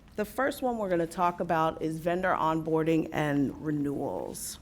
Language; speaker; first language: English; native; English